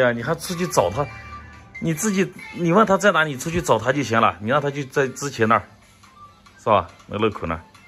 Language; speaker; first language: Chinese; native; Chinese